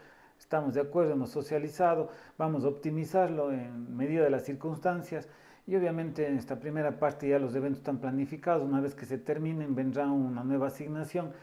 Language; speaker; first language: Spanish; native; Spanish